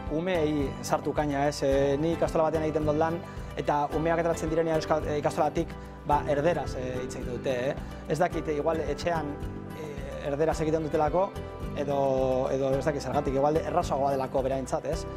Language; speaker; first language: Basque; non-native, local second language; Spanish